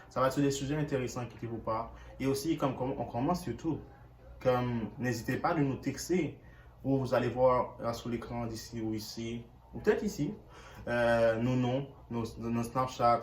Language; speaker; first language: French; early bilingual, other home language; Haitian Creole